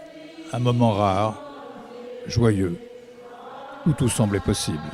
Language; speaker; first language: French; native; French